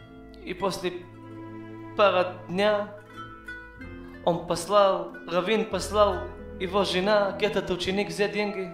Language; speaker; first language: Russian; non-native, learner; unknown